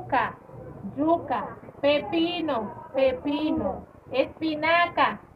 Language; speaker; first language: Spanish; non-native, fluent; Haitian Creole